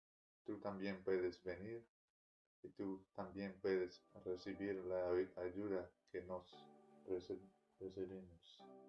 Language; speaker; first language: Spanish; non-native, learner; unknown